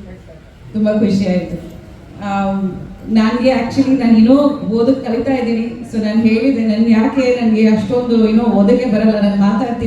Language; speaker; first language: Kannada; non-native, fluent; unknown